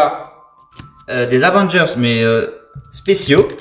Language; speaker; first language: French; native; French